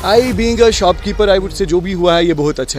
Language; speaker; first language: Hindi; non-native, local second language; Kashmiri